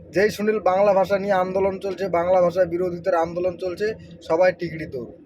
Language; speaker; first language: Bangla; non-native, local second language; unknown